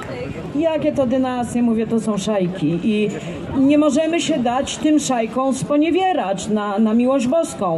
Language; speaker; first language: Polish; native; Polish